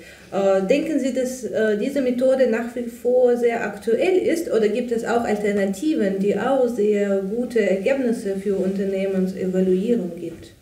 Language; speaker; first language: German; non-native, fluent; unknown